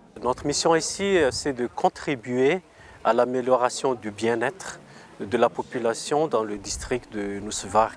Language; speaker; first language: French; non-native, local second language; Malagasy